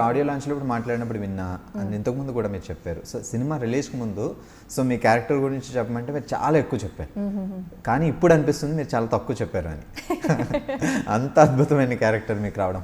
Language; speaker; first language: Telugu; native; Telugu